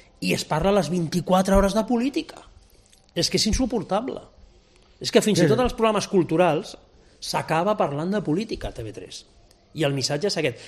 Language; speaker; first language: Catalan; non-native, local second language; Spanish